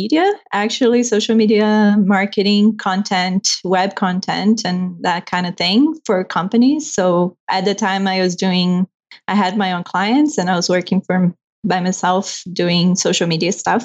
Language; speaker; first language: English; non-native, fluent; Portuguese